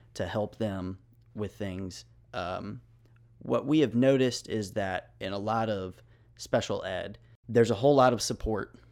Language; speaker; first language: English; native; English